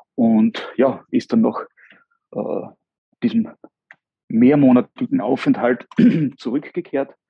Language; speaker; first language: German; native; German